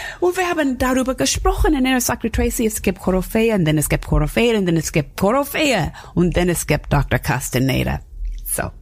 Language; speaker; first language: German; non-native, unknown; English